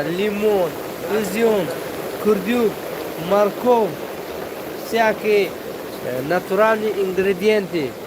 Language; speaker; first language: Russian; non-native, local second language; Tajik